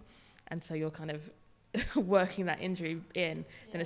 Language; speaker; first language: English; native; English